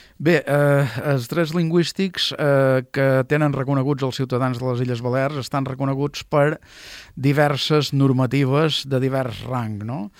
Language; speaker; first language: Catalan; native; Catalan